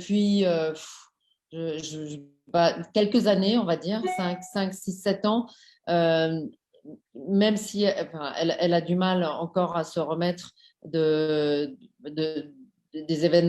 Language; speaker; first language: French; native; French